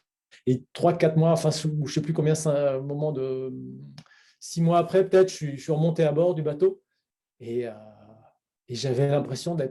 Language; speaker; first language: French; native; French